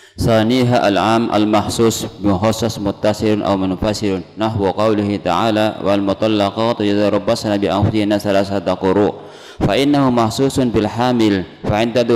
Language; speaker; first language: Arabic; non-native, fluent; Indonesian